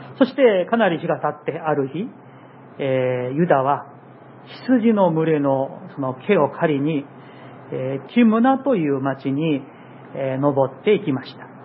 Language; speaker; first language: Japanese; non-native, fluent; Korean